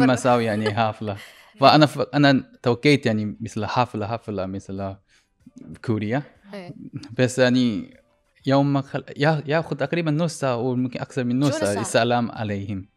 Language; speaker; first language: Arabic; non-native, learner; Korean